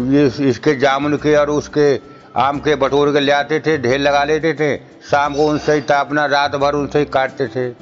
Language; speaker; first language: Hindi; native; Hindi